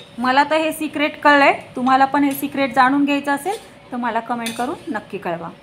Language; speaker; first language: Marathi; native; Marathi